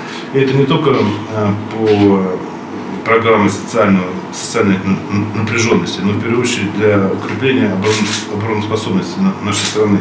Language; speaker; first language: Russian; native; Russian